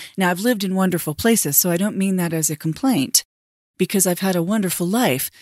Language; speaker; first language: English; native; English